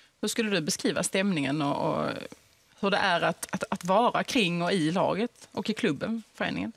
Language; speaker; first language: Swedish; native; Swedish